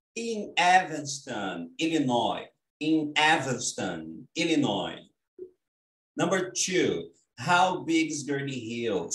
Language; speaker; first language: English; non-native, fluent; Portuguese